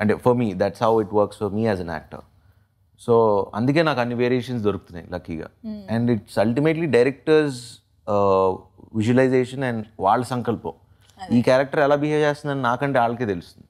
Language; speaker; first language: Telugu; native; Telugu